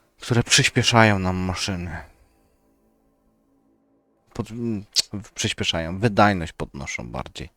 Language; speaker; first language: Polish; native; Polish